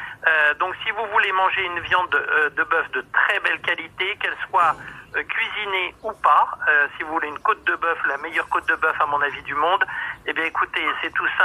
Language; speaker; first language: French; native; French